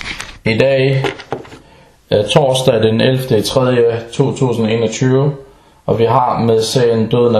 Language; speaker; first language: Danish; non-native, fluent; Arabic